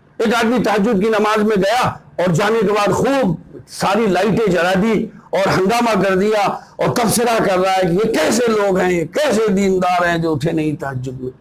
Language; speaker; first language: Urdu; native; Urdu